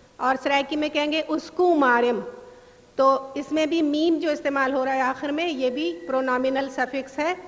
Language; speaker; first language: Urdu; non-native, local second language; Sindhi